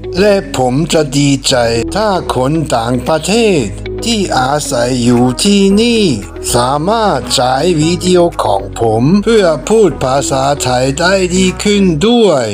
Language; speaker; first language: Thai; non-native, fluent; German